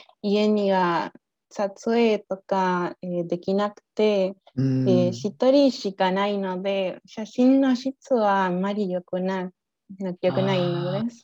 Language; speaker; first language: Japanese; non-native, learner; Spanish